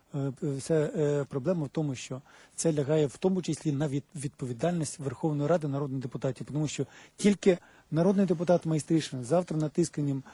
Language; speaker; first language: Ukrainian; native; Ukrainian